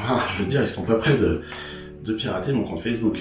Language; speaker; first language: French; native; French